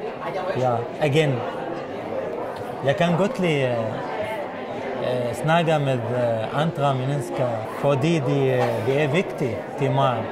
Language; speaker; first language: Danish; non-native, learner; Arabic